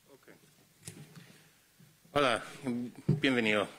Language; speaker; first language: Spanish; non-native, fluent; English